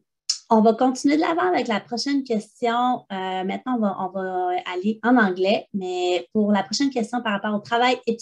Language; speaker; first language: French; native; French